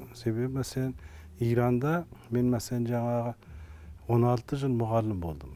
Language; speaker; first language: Kazakh; early bilingual, heritage; Kazakh